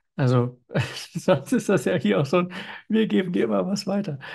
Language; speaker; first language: German; native; German